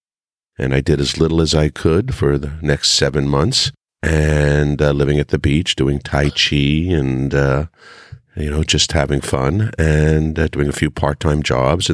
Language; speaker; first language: English; native; English